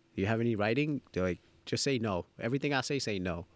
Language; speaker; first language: English; early bilingual, other home language; Bangla